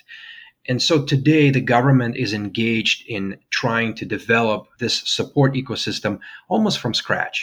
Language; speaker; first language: English; non-native, fluent; Russian